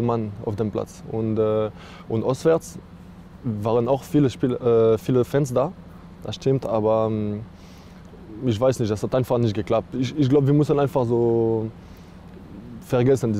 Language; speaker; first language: German; non-native, learner; French